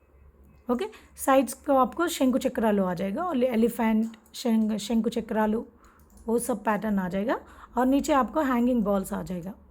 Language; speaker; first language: Hindi; non-native, local second language; Telugu